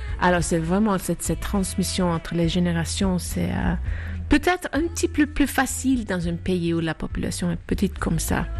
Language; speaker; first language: French; non-native, fluent; Icelandic